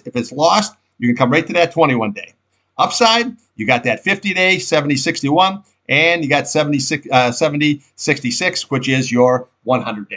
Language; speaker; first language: English; native; English